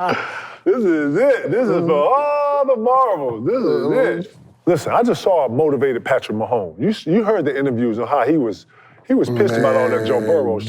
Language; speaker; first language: English; native; English